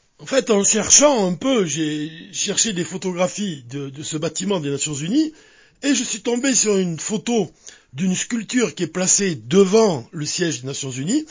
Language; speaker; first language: French; native; French